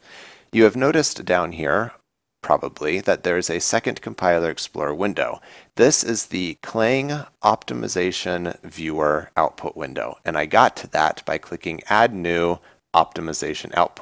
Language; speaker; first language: English; native; English